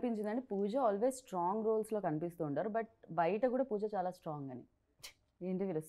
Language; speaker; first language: Telugu; native; Telugu